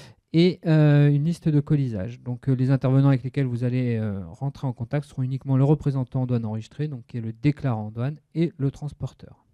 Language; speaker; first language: French; native; French